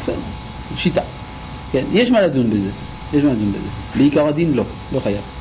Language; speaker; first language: Hebrew; native; Hebrew